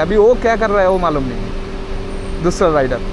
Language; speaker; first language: Hindi; non-native, learner; Bangla